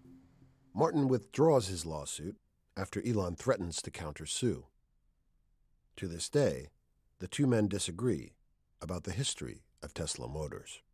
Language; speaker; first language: English; native; English